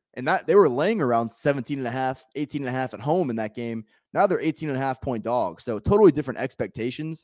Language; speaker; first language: English; native; English